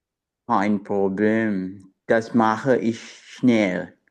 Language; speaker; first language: German; non-native, learner; Indonesian